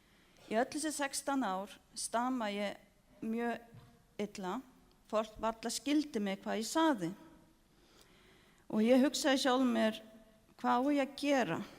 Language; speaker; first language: Icelandic; non-native, learner; Norwegian